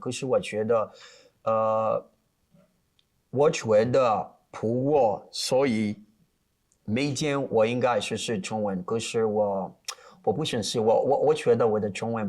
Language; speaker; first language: Chinese; non-native, learner; Portuguese